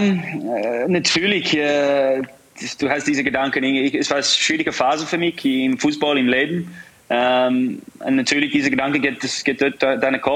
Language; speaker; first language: German; non-native, fluent; English